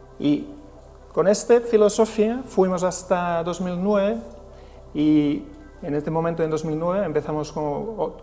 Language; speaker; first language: Spanish; non-native, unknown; Finnish